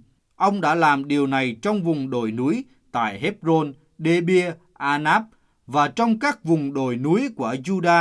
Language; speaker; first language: Vietnamese; native; Vietnamese